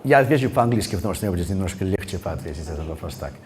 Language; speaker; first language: Russian; early bilingual, heritage; Russian